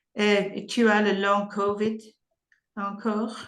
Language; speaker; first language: French; non-native, learner; English